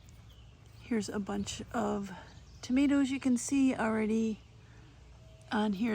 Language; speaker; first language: English; native; English